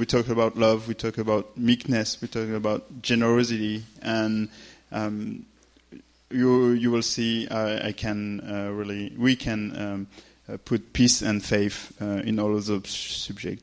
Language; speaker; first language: English; non-native, fluent; French